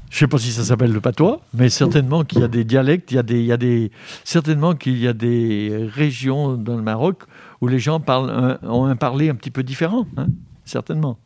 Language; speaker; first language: French; native; French